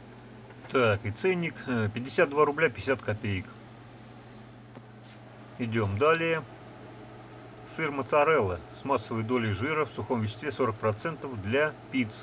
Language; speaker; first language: Russian; native; Russian